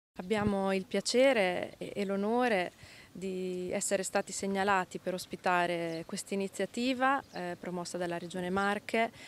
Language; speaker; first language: Italian; native; Italian